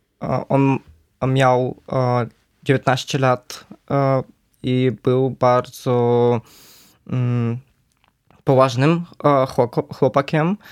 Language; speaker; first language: Polish; non-native, learner; Ukrainian